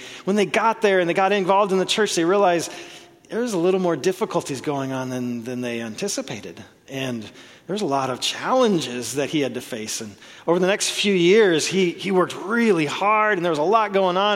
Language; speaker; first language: English; native; English